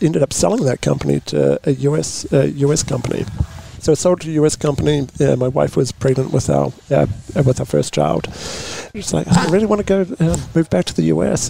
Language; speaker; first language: English; native; English